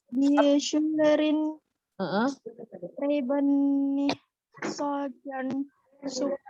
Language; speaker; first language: German; non-native, learner; Indonesian